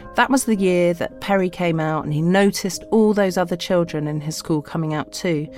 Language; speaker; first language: English; native; English